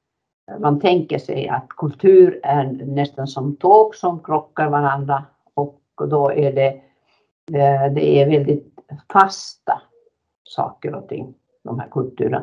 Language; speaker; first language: Swedish; non-native, fluent; Finnish